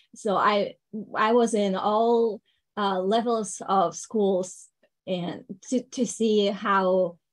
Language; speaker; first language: English; non-native, fluent; Ukrainian